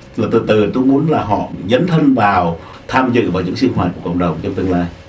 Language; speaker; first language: Vietnamese; native; Vietnamese